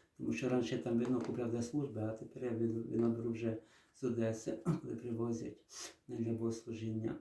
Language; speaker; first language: Ukrainian; native; Ukrainian